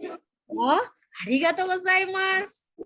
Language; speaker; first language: Japanese; non-native, fluent; Indonesian